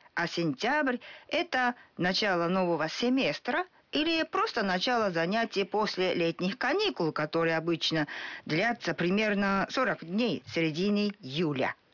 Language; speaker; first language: Russian; non-native, fluent; Japanese